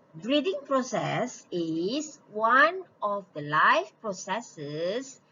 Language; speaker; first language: English; non-native, local second language; Malay